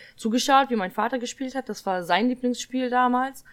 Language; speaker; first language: German; early bilingual, other home language; Polish